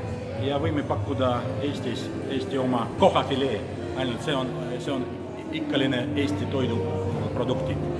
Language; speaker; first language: Estonian; non-native, local second language; Russian